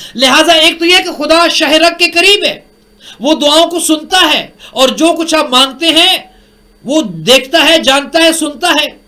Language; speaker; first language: Urdu; native; Urdu